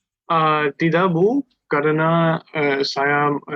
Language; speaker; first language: Indonesian; non-native, learner; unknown